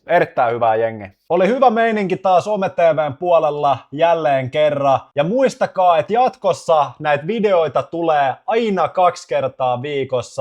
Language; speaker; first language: Finnish; native; Finnish